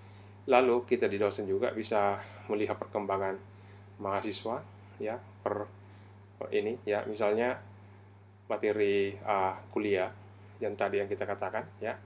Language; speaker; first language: Indonesian; native; Indonesian